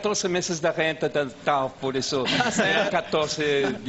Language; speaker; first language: Portuguese; non-native, fluent; Spanish